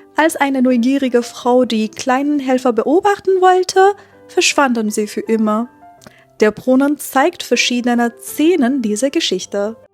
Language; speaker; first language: German; non-native, fluent; Persian